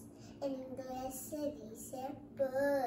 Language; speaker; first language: Spanish; early bilingual, heritage; English